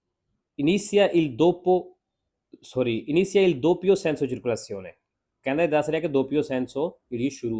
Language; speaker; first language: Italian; non-native, fluent; Punjabi